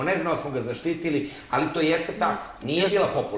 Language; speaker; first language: Serbian; native; Serbian